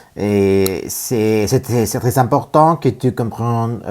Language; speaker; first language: French; non-native, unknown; Spanish